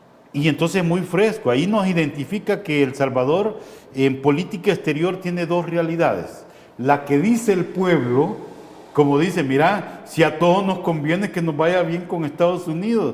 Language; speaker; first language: Spanish; native; Spanish